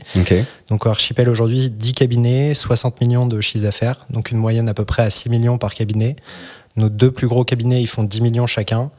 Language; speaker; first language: French; native; French